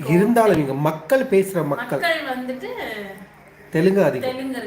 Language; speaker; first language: Tamil; non-native, local second language; Telugu